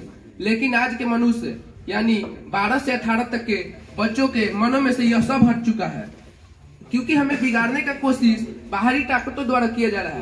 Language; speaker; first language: Hindi; native; Hindi